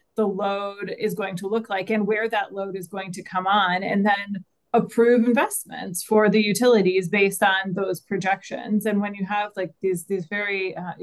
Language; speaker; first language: English; native; English